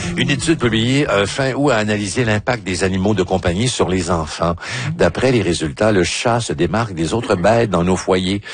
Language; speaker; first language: French; native; French